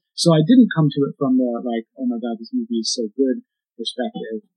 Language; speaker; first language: English; native; English